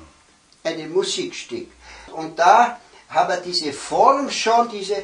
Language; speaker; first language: German; early bilingual, heritage; German